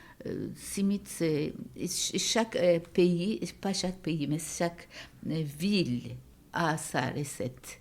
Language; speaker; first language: French; non-native, fluent; Turkish